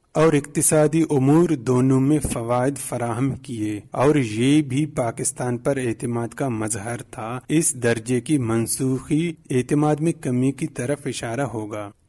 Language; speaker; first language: Urdu; non-native, local second language; Baluchi